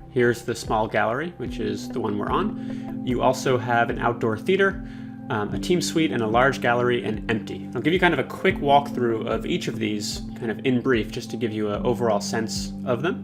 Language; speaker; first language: English; native; English